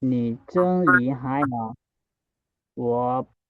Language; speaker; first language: Chinese; non-native, learner; Lao